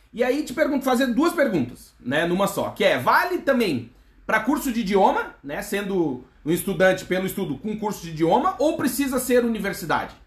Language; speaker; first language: Portuguese; native; Portuguese